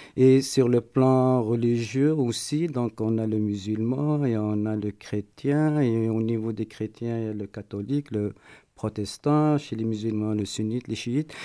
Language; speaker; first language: French; non-native, local second language; Berber languages